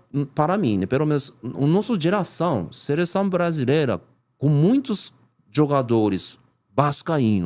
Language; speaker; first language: Portuguese; non-native, learner; Japanese